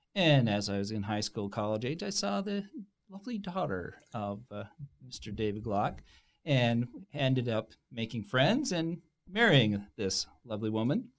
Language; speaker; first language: English; native; English